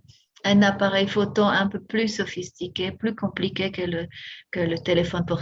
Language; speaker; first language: French; non-native, fluent; Spanish